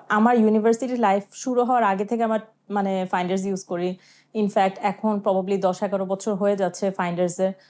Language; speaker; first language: Bangla; early bilingual, heritage; Bangla